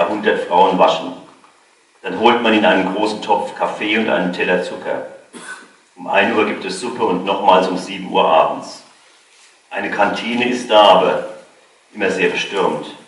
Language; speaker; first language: German; native; German